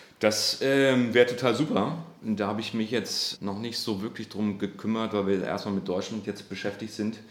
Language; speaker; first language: German; native; German